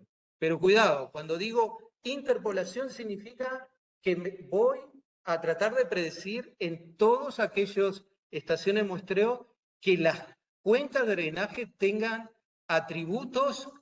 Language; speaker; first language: Spanish; native; Spanish